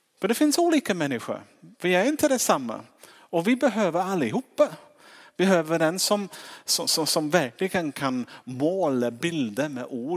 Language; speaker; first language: Swedish; non-native, fluent; English